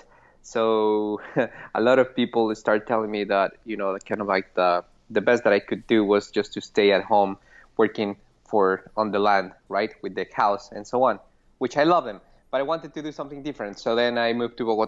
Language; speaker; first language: English; non-native, fluent; Spanish